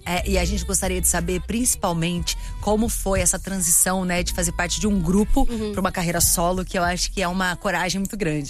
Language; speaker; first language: Portuguese; native; Portuguese